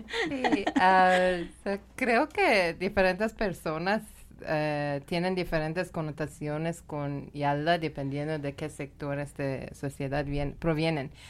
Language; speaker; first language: Spanish; non-native, learner; Persian